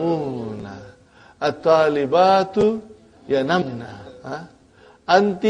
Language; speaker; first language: Arabic; non-native, fluent; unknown